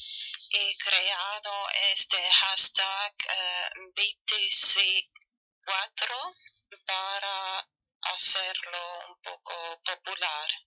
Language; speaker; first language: Spanish; non-native, fluent; German